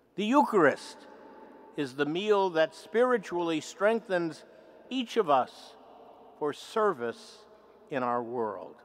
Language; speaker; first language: English; native; English